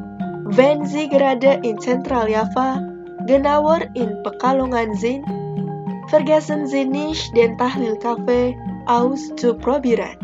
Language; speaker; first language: German; non-native, fluent; Indonesian